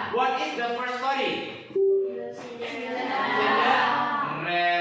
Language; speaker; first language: English; non-native, fluent; Indonesian